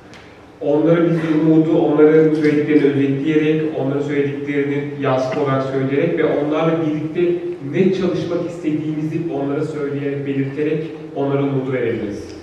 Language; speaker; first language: Turkish; native; Turkish